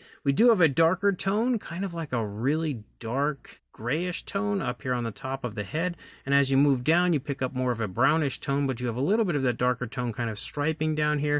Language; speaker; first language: English; native; English